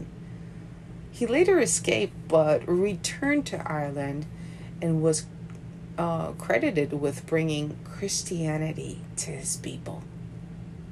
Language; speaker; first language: English; native; English